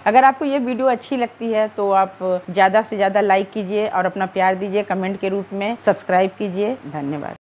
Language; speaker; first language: Hindi; native; Hindi